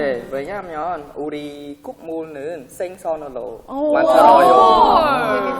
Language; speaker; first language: Korean; non-native, learner; Khmer